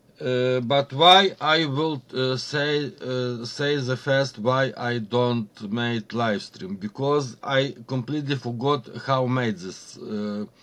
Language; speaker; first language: English; non-native, learner; Ukrainian